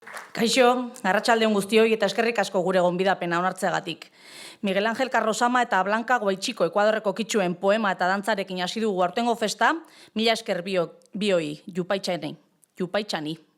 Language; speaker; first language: Basque; native; Basque